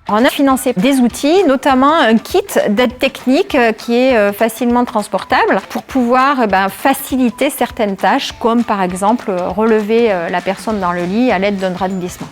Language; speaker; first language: French; native; French